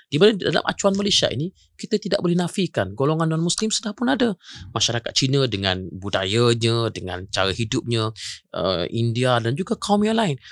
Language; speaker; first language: Malay; native; Malay